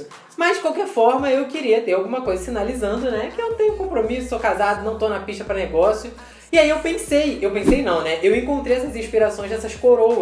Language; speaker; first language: Portuguese; native; Portuguese